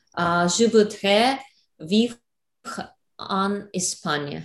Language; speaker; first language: French; non-native, learner; Russian